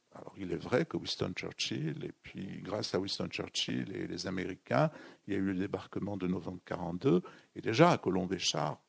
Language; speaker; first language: French; native; French